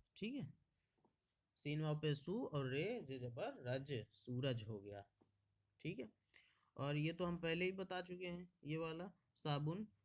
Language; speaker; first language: Hindi; native; Hindi